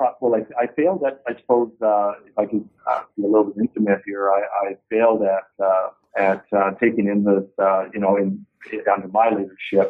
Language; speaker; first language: English; native; English